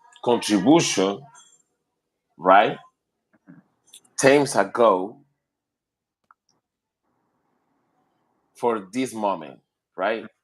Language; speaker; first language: English; non-native, learner; Spanish